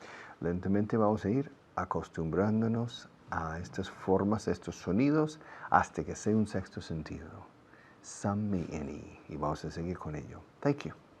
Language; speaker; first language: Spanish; non-native, fluent; English